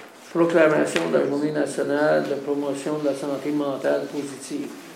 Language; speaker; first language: French; native; French